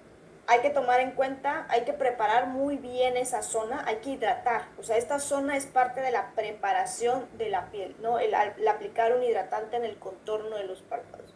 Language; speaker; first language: Spanish; native; Spanish